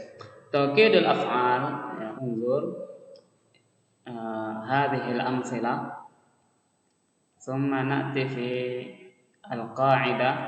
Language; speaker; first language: Arabic; non-native, fluent; Indonesian